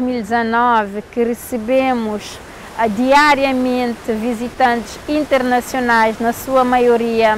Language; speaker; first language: Portuguese; non-native, local second language; Kabuverdianu